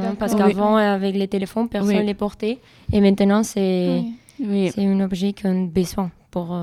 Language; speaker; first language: French; non-native, learner; Spanish